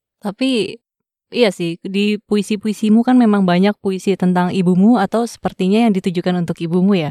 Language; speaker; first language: Indonesian; native; Indonesian